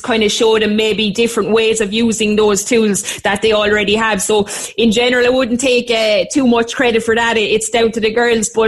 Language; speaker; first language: English; native; English